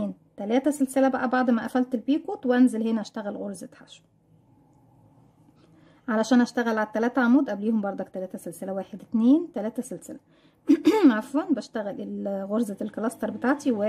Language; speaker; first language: Arabic; native; Arabic